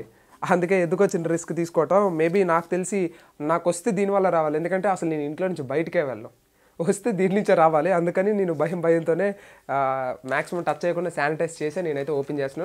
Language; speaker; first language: Telugu; native; Telugu